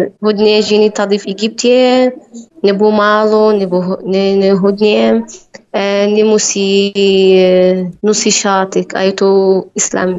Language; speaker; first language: Czech; non-native, learner; Arabic